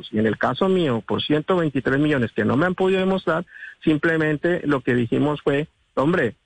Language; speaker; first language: Spanish; non-native, local second language; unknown